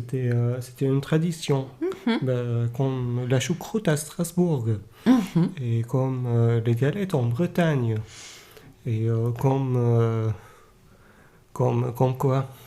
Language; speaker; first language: French; non-native, fluent; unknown